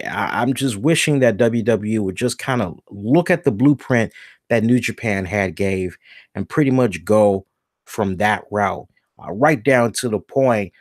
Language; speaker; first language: English; native; English